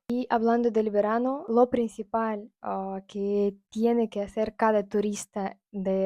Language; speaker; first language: Spanish; non-native, fluent; Russian